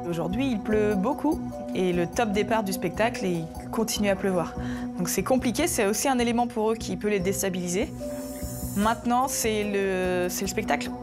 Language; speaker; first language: French; native; French